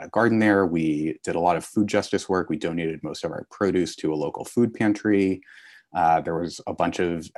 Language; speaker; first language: English; native; English